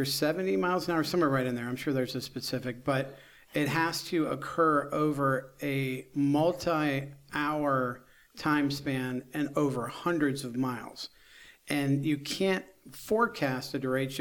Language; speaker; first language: English; native; English